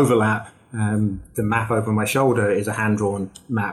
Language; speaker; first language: English; native; English